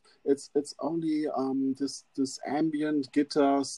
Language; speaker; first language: English; non-native, fluent; German